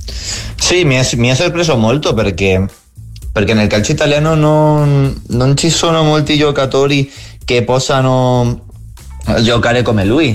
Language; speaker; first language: Italian; non-native, fluent; Spanish